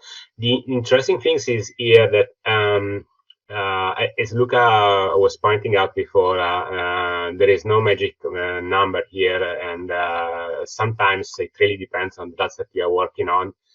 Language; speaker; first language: English; non-native, fluent; Italian